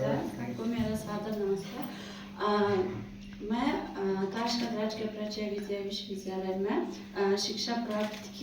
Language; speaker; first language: Hindi; non-native, fluent; Uzbek